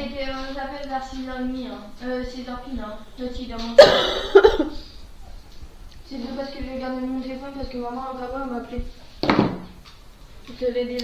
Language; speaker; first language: French; native; French